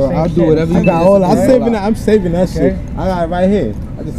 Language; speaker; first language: English; native; English